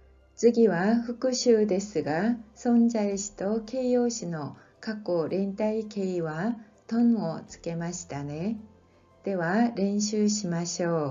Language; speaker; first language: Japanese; non-native, fluent; Korean